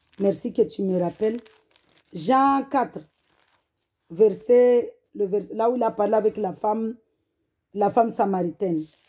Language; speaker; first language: French; non-native, local second language; Comorian